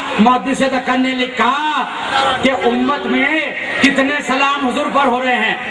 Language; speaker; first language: Urdu; native; Urdu